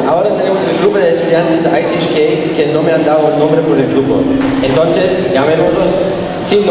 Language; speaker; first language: Spanish; non-native, learner; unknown